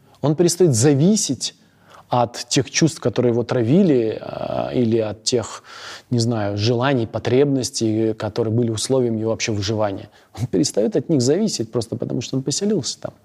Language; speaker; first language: Russian; native; Russian